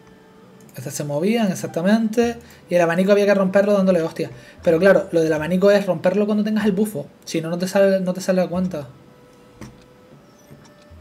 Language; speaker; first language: Spanish; native; Spanish